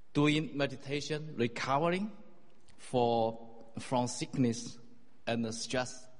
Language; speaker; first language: English; non-native, fluent; Chinese